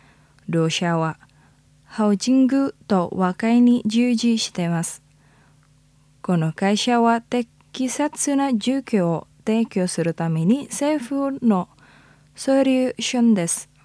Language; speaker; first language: Japanese; non-native, fluent; Indonesian